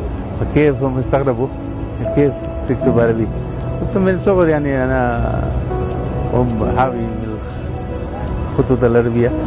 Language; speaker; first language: Arabic; non-native, fluent; Urdu